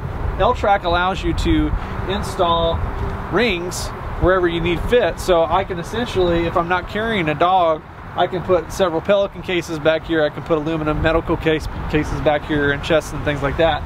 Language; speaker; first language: English; native; English